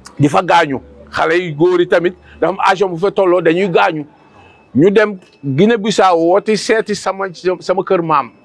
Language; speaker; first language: Wolof; non-native, local second language; Mandingo